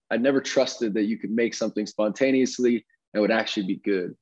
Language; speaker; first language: English; native; English